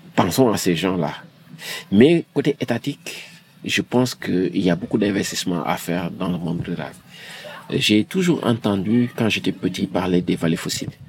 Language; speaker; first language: French; non-native, local second language; Wolof